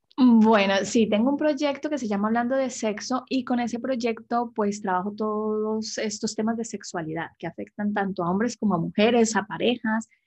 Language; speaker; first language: Spanish; native; Spanish